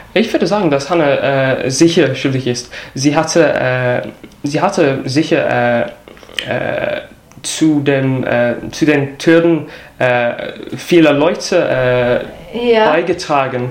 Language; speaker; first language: German; non-native, fluent; English